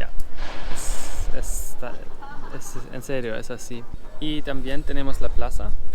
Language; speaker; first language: Spanish; non-native, fluent; German